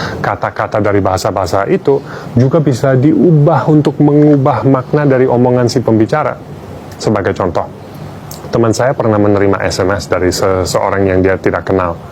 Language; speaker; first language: Indonesian; non-native, fluent; English